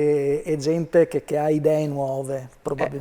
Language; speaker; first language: Italian; native; Italian